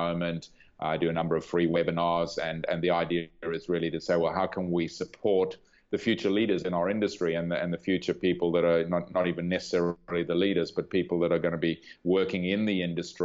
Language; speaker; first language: English; native; English